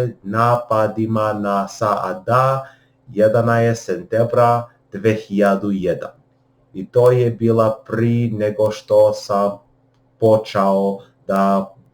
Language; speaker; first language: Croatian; non-native, learner; English